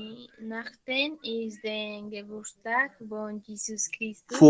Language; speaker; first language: German; non-native, learner; Spanish